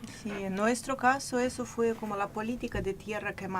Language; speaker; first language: Spanish; non-native, fluent; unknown